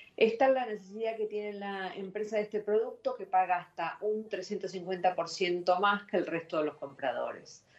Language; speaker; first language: Spanish; native; Spanish